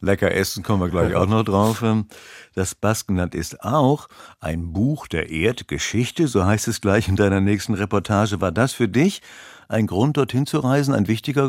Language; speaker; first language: German; native; German